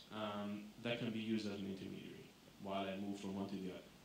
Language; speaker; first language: English; non-native, fluent; Greek